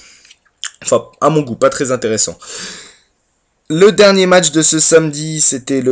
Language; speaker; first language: French; native; French